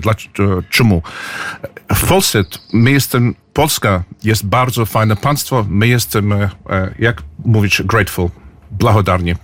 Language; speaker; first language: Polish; early bilingual, heritage; English